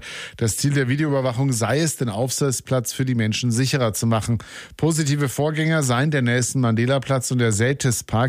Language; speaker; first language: German; native; German